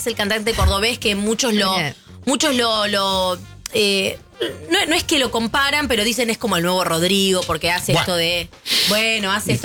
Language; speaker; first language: Spanish; native; Spanish